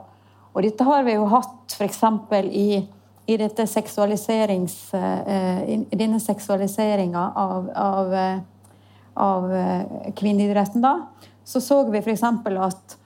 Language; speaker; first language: Norwegian; non-native, learner; German